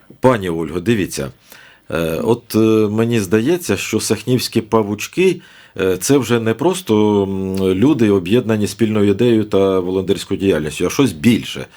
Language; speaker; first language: Ukrainian; native; Ukrainian